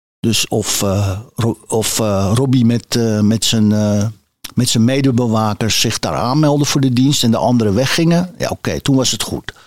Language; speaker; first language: Dutch; native; Dutch